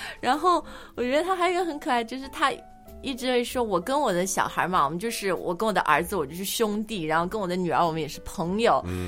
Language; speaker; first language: Chinese; native; Chinese